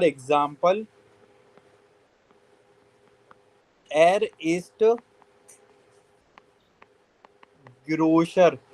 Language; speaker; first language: German; non-native, learner; Hindi